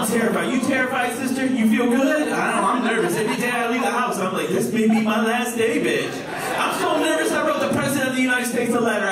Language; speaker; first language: English; native; English